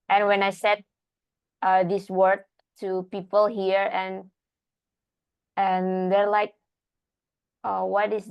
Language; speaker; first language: English; non-native, learner; Indonesian